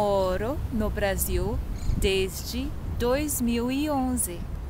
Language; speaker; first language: Portuguese; non-native, fluent; Croatian